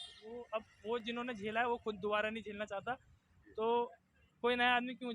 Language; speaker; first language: Hindi; native; Hindi